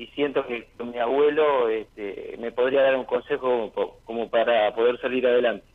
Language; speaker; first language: Spanish; native; Spanish